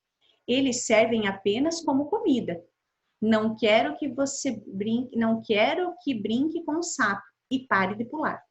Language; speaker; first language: Portuguese; native; Portuguese